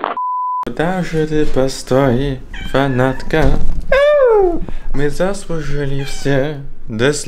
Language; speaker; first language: Russian; non-native, learner; Czech